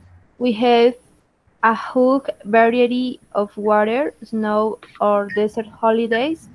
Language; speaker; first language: English; non-native, learner; Spanish